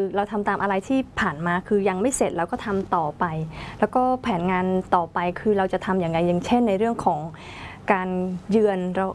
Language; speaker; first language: Thai; non-native, fluent; Khmer